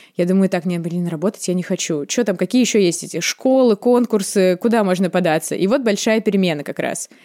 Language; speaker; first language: Russian; native; Russian